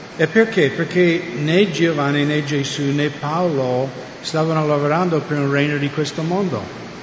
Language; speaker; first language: Italian; non-native, fluent; English